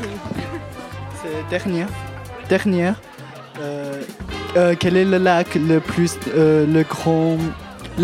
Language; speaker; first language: French; non-native, learner; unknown